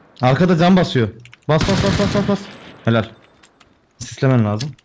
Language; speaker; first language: Turkish; native; Turkish